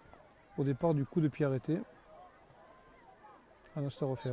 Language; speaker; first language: French; native; French